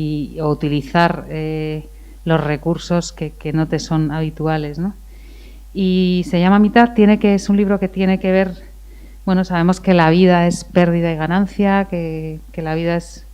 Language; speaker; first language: Spanish; native; Spanish